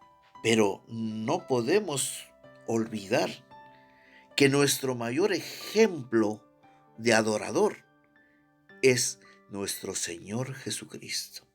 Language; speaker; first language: Spanish; native; Spanish